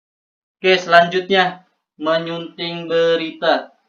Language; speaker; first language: Indonesian; native; Indonesian